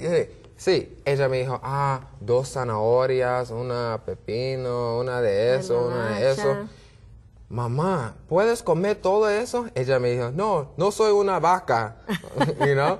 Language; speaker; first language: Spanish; non-native, learner; English